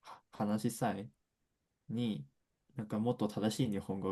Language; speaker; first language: Japanese; non-native, fluent; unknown